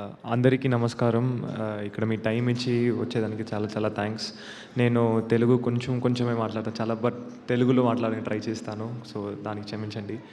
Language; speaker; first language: Telugu; non-native, learner; Tamil